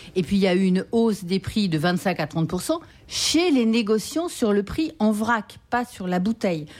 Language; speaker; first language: French; native; French